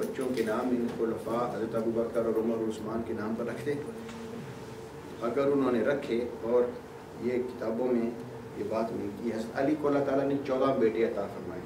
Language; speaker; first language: Urdu; native; Urdu